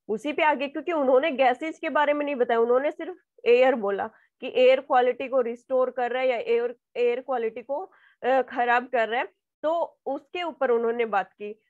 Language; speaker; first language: Hindi; native; Hindi